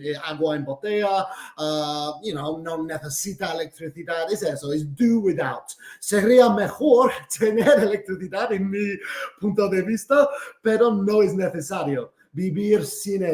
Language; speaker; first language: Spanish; non-native, fluent; English